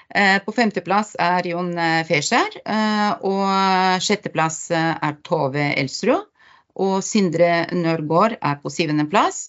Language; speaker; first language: Norwegian; non-native, fluent; Bulgarian